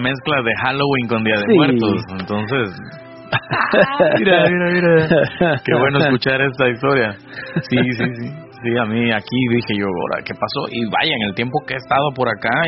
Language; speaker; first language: Spanish; native; Spanish